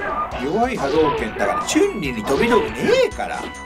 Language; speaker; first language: Japanese; native; Japanese